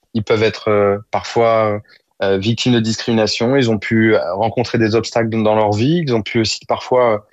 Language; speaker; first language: French; native; French